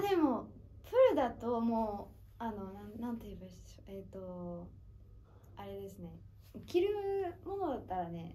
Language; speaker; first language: Japanese; non-native, fluent; French